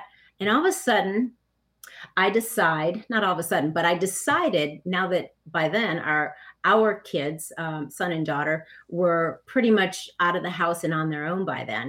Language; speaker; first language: English; native; English